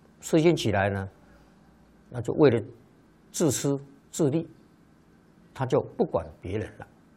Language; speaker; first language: Chinese; native; Chinese